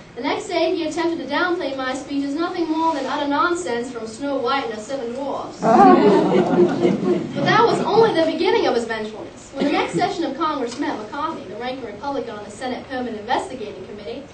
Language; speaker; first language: English; native; English